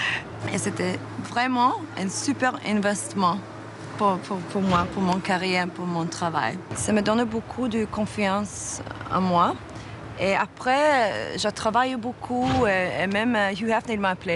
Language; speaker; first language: French; non-native, fluent; Swedish